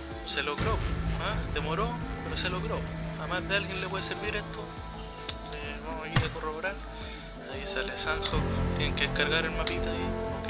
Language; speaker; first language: Spanish; native; Spanish